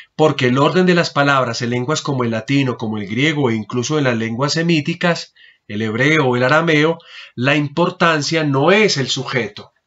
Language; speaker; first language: Spanish; native; Spanish